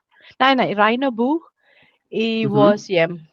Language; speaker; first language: Danish; non-native, learner; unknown